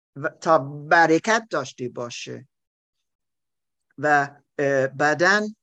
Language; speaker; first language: Persian; non-native, learner; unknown